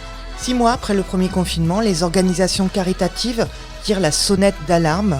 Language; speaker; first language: French; native; French